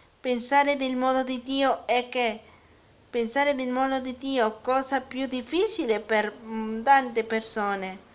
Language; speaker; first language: Italian; non-native, learner; Spanish